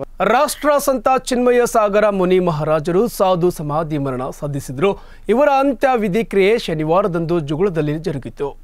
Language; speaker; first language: Kannada; native; Kannada